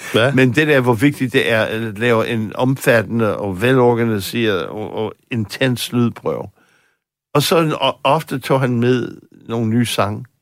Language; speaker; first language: Danish; non-native, fluent; English